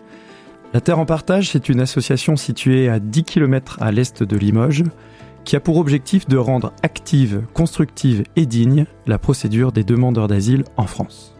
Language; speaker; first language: French; native; French